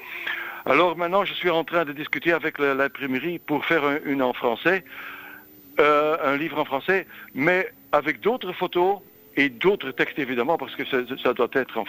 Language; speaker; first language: French; non-native, local second language; Dutch